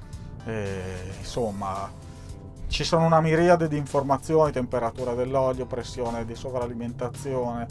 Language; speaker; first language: Italian; native; Italian